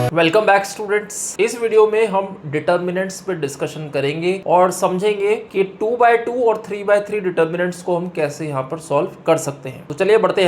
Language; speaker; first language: Hindi; native; Hindi